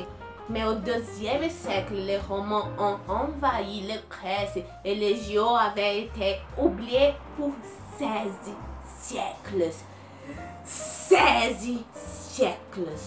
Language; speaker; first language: French; non-native, learner; Portuguese